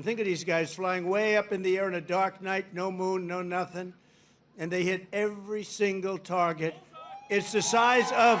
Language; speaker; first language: English; native; English